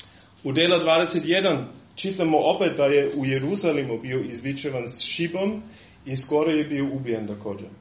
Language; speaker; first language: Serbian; non-native, fluent; German